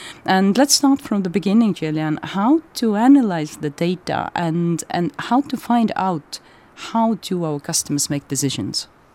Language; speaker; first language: English; non-native, fluent; Estonian